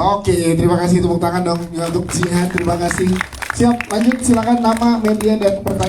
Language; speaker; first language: Indonesian; native; Indonesian